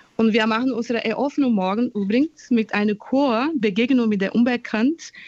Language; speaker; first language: German; non-native, fluent; Portuguese